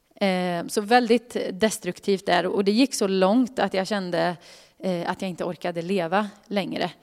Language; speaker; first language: Swedish; native; Swedish